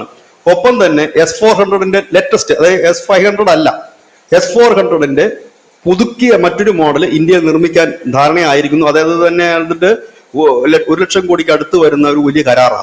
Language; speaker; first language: Malayalam; native; Malayalam